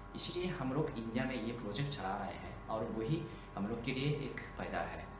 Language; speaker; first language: Hindi; non-native, fluent; Japanese